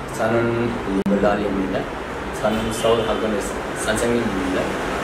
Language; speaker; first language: Korean; non-native, fluent; Nepali